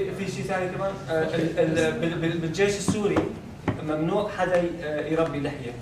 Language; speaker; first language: Arabic; native; Arabic